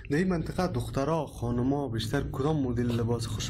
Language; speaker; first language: Persian; native; Persian